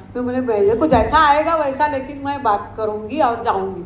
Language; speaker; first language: Hindi; non-native, local second language; Marathi